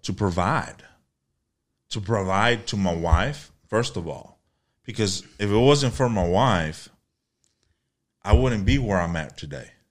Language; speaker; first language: English; early bilingual, other home language; Spanish